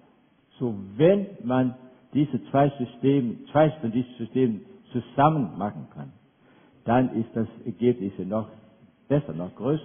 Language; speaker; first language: German; non-native, fluent; Danish